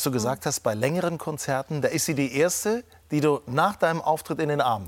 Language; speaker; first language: German; native; German